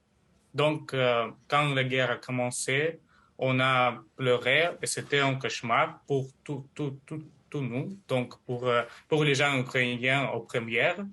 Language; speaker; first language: French; non-native, learner; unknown